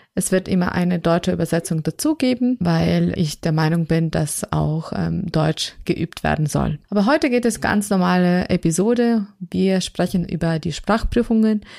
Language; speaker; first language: German; non-native, fluent; Ukrainian